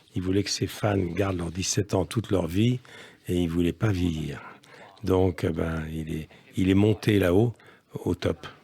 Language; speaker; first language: French; native; French